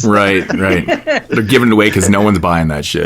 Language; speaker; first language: English; native; English